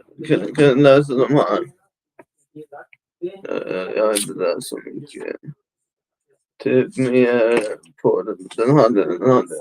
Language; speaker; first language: Swedish; early bilingual, other home language; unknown